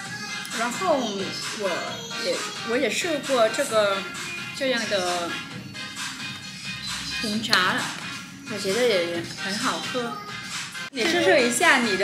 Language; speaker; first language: Chinese; non-native, fluent; Vietnamese